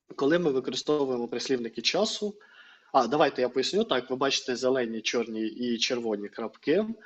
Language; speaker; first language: Ukrainian; non-native, local second language; Russian